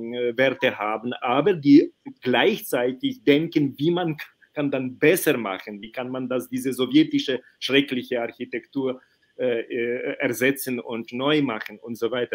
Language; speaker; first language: German; non-native, fluent; Ukrainian